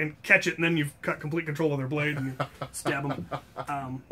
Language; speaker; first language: English; native; English